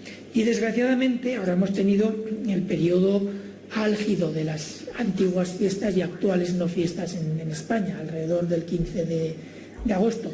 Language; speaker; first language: Spanish; native; Spanish